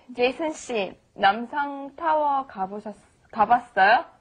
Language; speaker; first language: Korean; non-native, learner; English